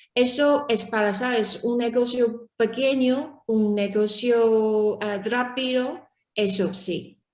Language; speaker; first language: Spanish; non-native, learner; Chinese